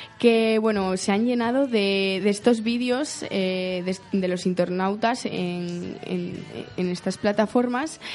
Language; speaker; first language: Spanish; native; Spanish